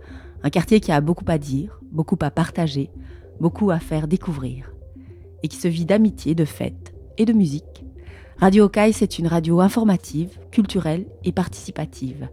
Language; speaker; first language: French; native; French